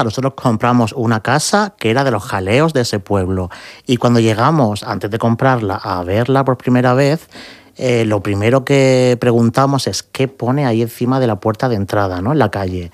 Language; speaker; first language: Spanish; native; Spanish